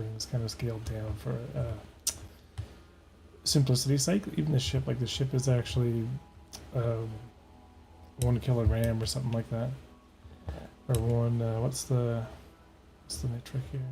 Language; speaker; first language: English; native; English